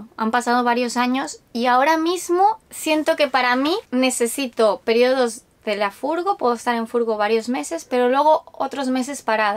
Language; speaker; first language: Spanish; native; Spanish